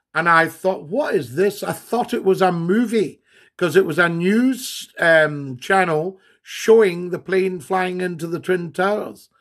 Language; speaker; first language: English; native; English